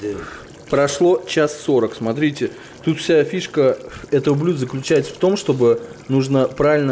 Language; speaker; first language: Russian; native; Russian